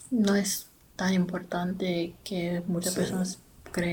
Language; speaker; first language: Spanish; non-native, learner; English